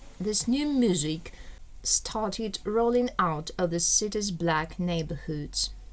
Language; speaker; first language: English; non-native, fluent; Ukrainian